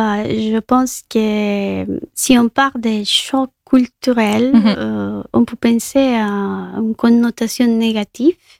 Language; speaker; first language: French; non-native, fluent; Spanish